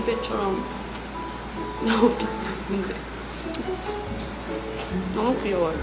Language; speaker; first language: Korean; non-native, fluent; Thai